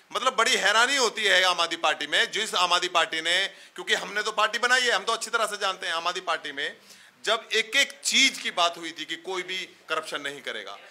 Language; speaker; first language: Hindi; native; Hindi